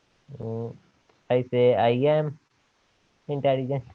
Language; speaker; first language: English; non-native, learner; Urdu